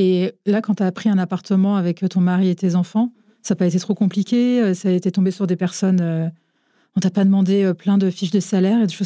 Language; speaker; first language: French; native; French